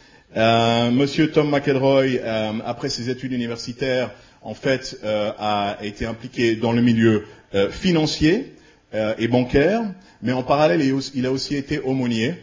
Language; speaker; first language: French; native; French